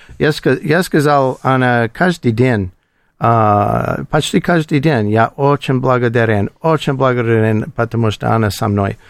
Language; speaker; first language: Russian; non-native, learner; English